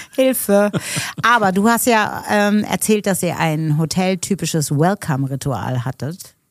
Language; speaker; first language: German; native; German